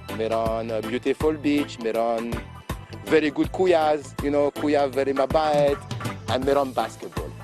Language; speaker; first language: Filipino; non-native, learner; English